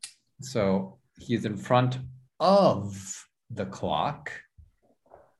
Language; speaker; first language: English; non-native, fluent; Spanish